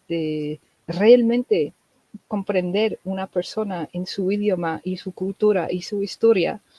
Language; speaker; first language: Spanish; non-native, fluent; English